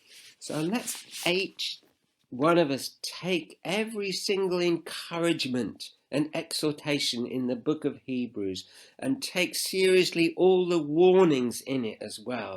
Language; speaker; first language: English; native; English